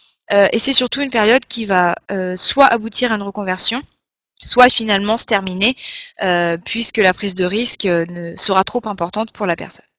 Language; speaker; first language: French; native; French